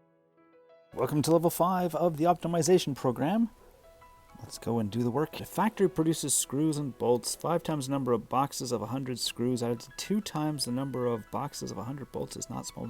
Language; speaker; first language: English; native; English